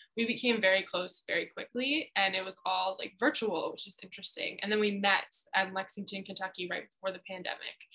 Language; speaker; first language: English; native; English